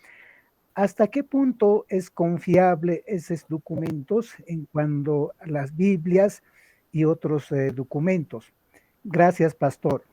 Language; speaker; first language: Spanish; non-native, local second language; Aymara